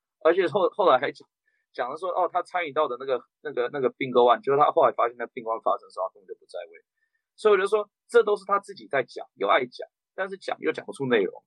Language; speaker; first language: Chinese; early bilingual, heritage; Chinese